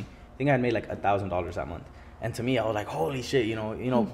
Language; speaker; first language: English; early bilingual, other home language; Spanish